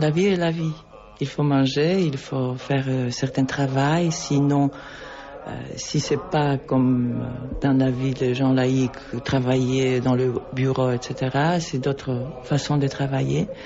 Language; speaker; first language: French; non-native, fluent; Polish